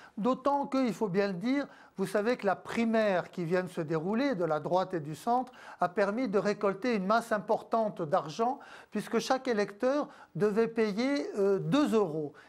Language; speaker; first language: French; native; French